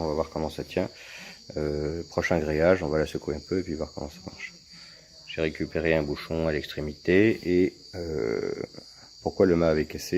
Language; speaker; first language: French; native; French